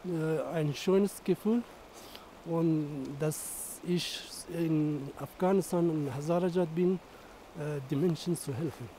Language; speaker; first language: German; non-native, fluent; Persian